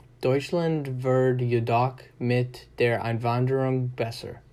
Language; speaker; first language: German; non-native, learner; English